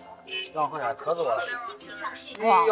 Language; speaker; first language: Chinese; native; Chinese